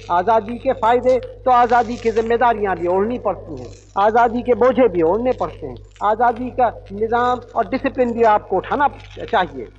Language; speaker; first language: Hindi; native; Hindi